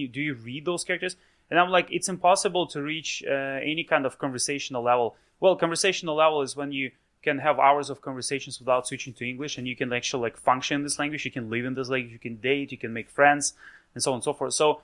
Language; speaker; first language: English; non-native, fluent; Russian